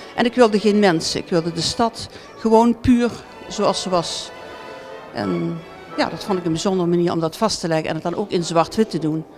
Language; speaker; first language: Dutch; native; Dutch